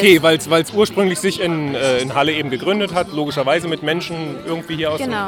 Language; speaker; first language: German; native; German